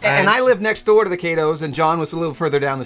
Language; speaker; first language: English; native; English